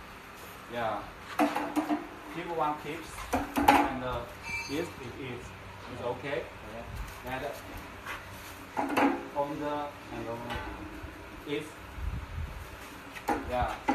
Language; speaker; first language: English; non-native, learner; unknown